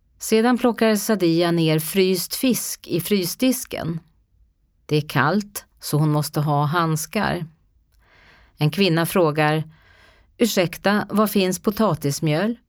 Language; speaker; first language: Swedish; native; Swedish